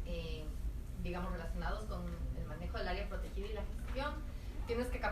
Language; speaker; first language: Spanish; native; Spanish